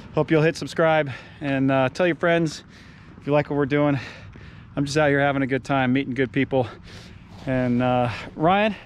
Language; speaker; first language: English; native; English